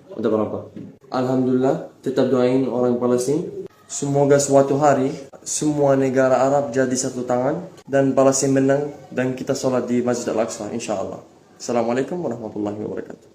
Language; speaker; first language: Indonesian; non-native, fluent; Arabic